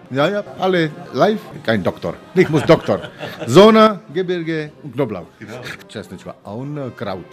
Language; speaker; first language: German; non-native, learner; Czech